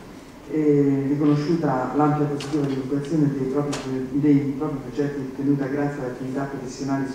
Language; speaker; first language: Italian; native; Italian